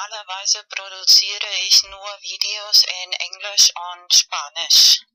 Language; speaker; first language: German; non-native, fluent; Spanish